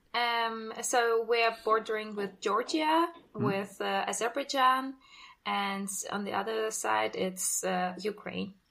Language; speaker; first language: English; non-native, fluent; Russian